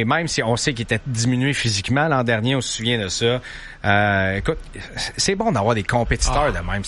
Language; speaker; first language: French; native; French